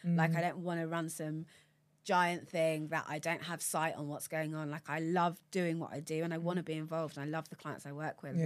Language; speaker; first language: English; native; English